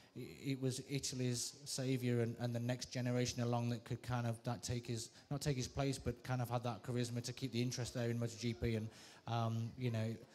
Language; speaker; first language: English; native; English